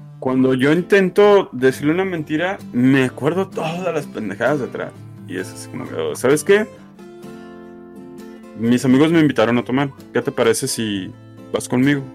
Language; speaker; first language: Spanish; native; Spanish